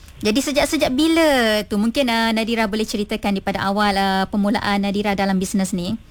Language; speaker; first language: Malay; non-native, local second language; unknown